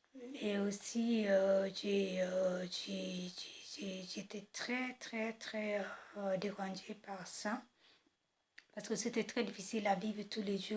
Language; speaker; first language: French; non-native, fluent; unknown